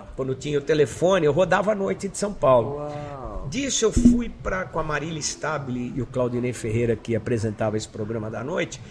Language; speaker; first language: Portuguese; native; Portuguese